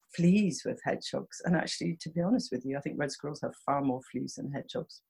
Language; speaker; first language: English; native; English